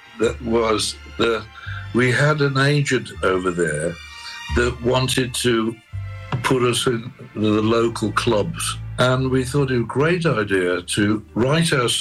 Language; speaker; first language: English; native; English